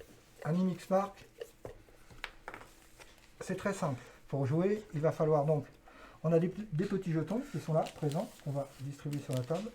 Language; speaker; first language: French; native; French